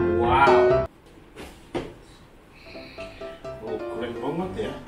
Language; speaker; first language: Indonesian; non-native, fluent; Japanese